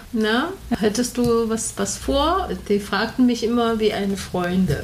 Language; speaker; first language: German; non-native, learner; Chinese